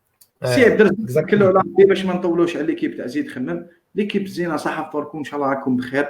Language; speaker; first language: Arabic; native; Arabic